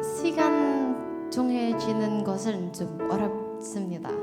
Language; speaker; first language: Korean; non-native, learner; Indonesian